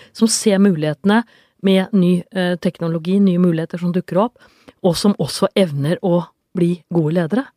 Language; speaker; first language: Norwegian; native; Norwegian